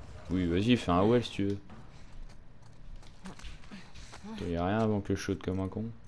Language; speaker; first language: French; native; French